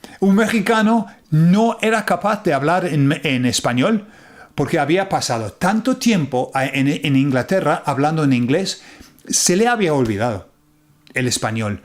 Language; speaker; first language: Spanish; non-native, fluent; English